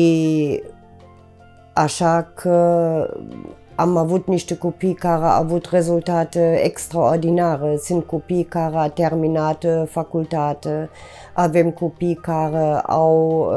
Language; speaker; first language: Romanian; non-native, fluent; German